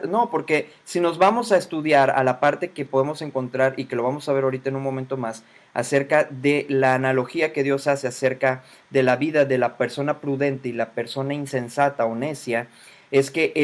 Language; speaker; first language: Spanish; native; Spanish